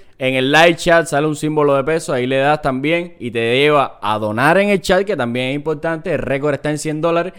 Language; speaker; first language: Spanish; native; Spanish